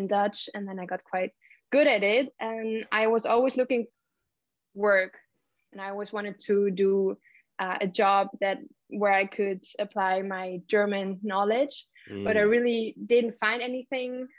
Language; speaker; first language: English; non-native, fluent; German